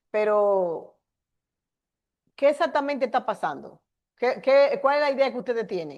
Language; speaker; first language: Spanish; native; Spanish